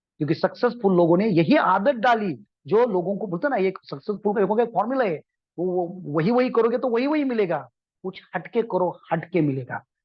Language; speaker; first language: Hindi; non-native, local second language; Marathi